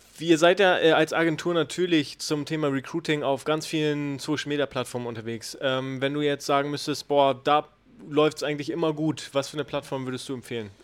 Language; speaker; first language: German; native; German